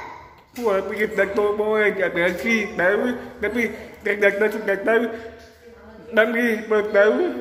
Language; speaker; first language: Indonesian; non-native, learner; Vietnamese